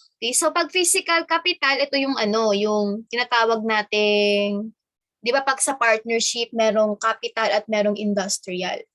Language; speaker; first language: Filipino; native; Filipino